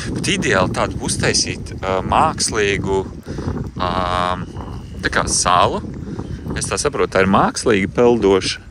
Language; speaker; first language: Latvian; non-native, local second language; Russian